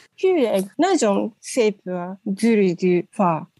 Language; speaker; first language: Hungarian; non-native, learner; Japanese